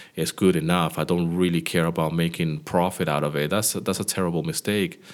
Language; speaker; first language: English; non-native, fluent; Greek